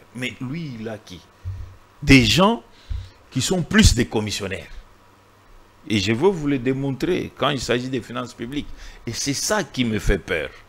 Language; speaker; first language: French; non-native, local second language; Swahili